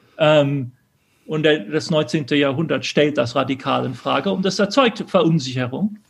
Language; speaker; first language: German; early bilingual, other home language; English